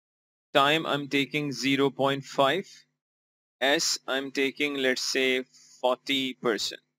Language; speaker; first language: English; non-native, local second language; Urdu